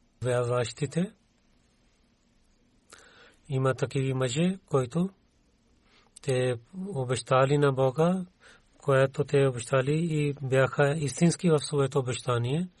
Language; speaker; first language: Bulgarian; non-native, learner; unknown